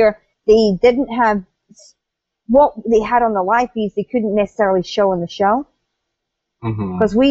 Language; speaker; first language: English; native; English